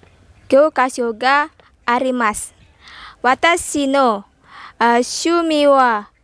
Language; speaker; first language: Japanese; non-native, learner; Indonesian